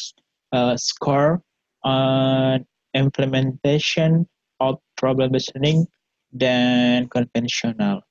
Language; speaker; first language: English; non-native, learner; Indonesian